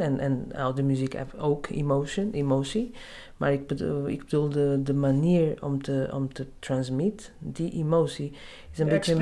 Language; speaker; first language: Dutch; non-native, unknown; Portuguese